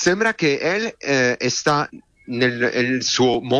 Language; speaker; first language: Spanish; non-native, fluent; French